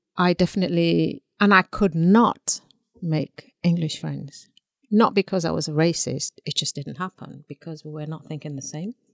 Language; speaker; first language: English; non-native, local second language; Yoruba